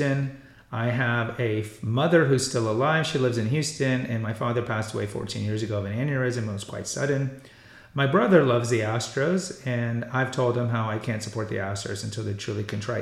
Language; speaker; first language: English; native; English